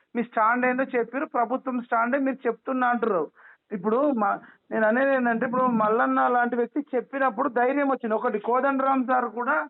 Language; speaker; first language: Telugu; native; Telugu